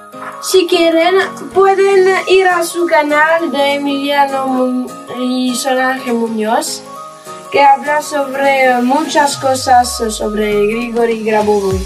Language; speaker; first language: Spanish; non-native, fluent; French